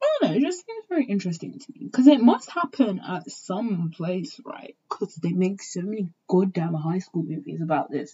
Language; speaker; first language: English; native; English